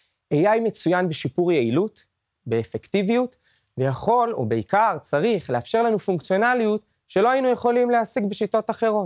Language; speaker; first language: Hebrew; native; Hebrew